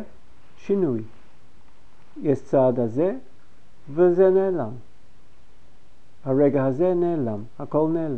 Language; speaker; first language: Hebrew; non-native, fluent; English